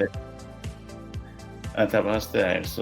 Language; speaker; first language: Spanish; non-native, learner; English